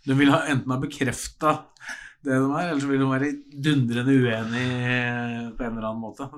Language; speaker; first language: Norwegian; native; Norwegian